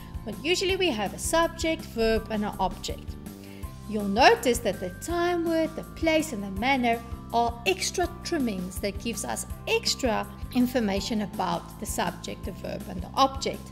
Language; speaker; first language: English; native; English